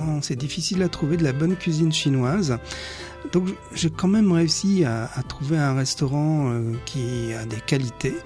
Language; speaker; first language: French; native; French